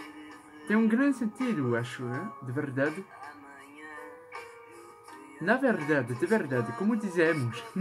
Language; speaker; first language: Portuguese; non-native, learner; French